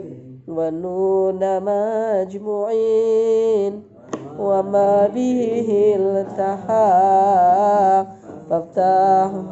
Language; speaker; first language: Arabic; non-native, fluent; Indonesian